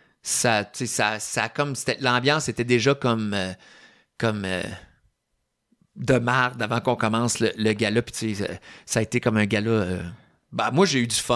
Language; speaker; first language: French; native; French